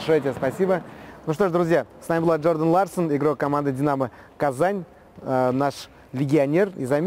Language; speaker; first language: Russian; native; Russian